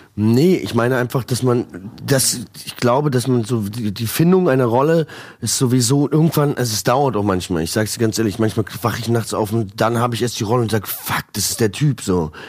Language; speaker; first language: German; early bilingual, heritage; Croatian